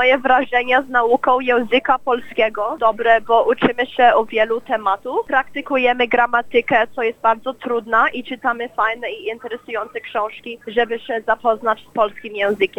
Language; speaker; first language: Polish; early bilingual, heritage; Polish